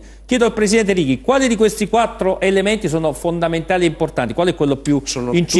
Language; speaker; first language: Italian; native; Italian